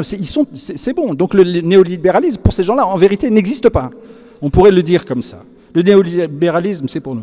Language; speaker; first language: French; native; French